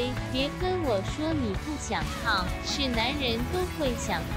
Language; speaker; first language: Chinese; native; Chinese